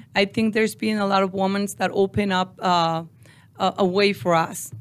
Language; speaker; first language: English; non-native, fluent; Spanish